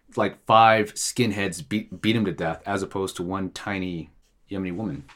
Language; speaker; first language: English; non-native, fluent; Tigrinya